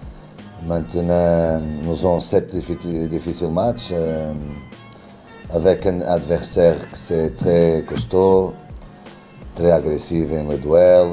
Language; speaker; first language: French; non-native, learner; Spanish